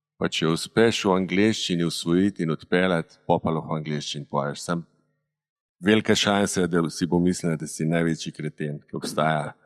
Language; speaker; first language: Slovenian; native; Slovenian